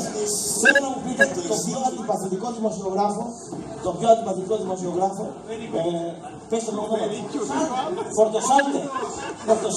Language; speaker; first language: Greek; native; Greek